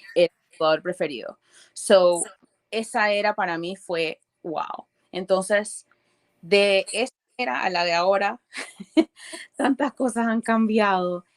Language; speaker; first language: Spanish; early bilingual, other home language; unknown